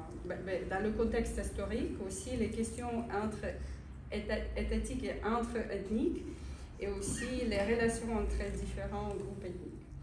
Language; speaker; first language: French; non-native, fluent; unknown